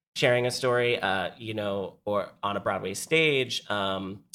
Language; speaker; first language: English; native; English